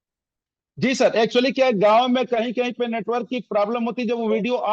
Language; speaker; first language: Hindi; native; Hindi